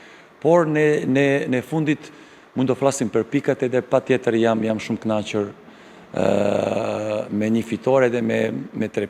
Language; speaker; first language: Albanian; non-native, fluent; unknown